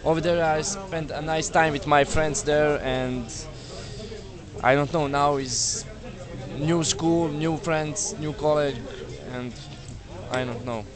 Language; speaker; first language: English; non-native, learner; Serbian